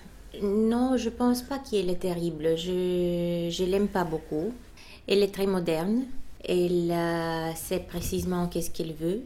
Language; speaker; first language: French; non-native, fluent; Bulgarian